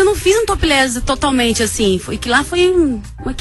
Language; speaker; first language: Portuguese; native; Portuguese